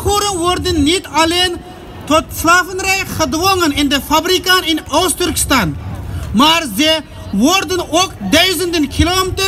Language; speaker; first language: Dutch; non-native, learner; Uyghur